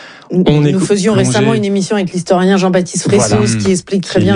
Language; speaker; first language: French; native; French